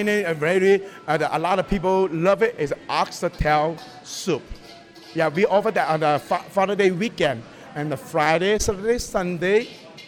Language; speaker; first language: English; non-native, local second language; Cantonese